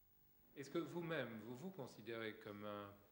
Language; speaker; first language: French; native; French